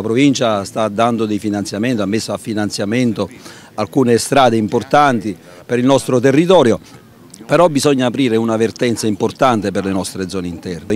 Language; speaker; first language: Italian; native; Italian